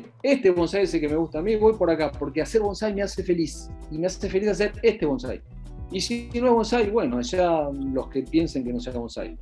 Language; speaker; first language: Spanish; native; Spanish